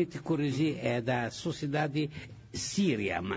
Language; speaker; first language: Portuguese; non-native, fluent; Arabic